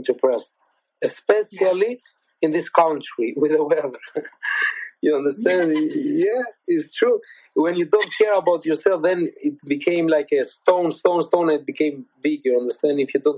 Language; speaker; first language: English; non-native, fluent; Albanian